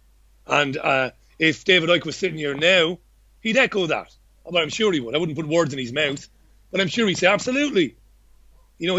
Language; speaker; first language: English; native; English